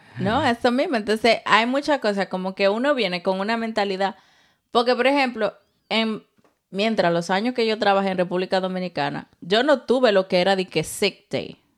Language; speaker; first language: Spanish; native; Spanish